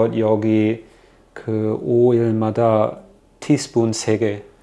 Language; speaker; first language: Korean; non-native, fluent; German